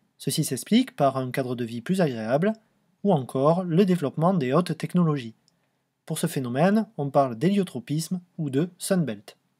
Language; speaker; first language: French; native; French